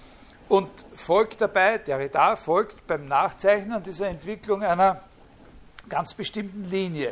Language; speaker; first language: German; native; German